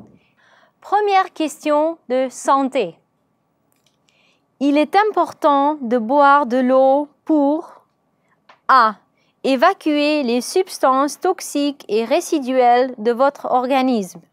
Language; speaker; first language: French; non-native, learner; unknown